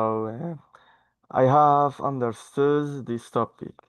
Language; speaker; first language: English; non-native, learner; Spanish